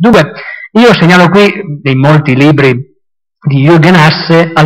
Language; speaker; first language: Italian; native; Italian